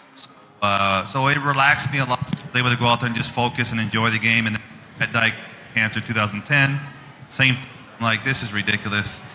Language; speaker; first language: English; native; English